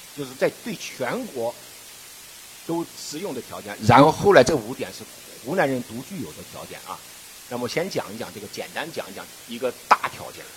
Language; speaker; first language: Chinese; native; Chinese